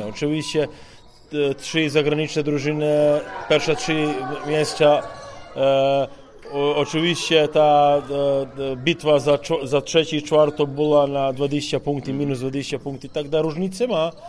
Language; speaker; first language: Polish; non-native, learner; Serbian